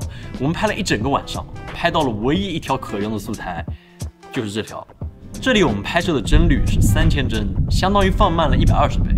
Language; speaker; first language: Chinese; native; Chinese